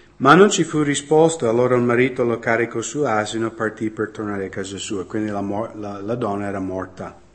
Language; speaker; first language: Italian; non-native, fluent; English